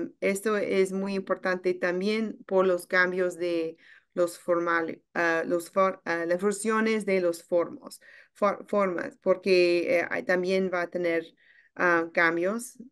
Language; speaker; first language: Spanish; non-native, learner; English